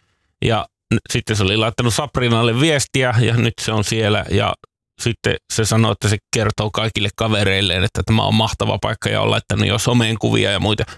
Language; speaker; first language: Finnish; native; Finnish